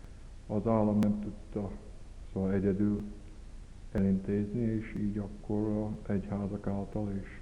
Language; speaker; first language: Hungarian; early bilingual, heritage; Hungarian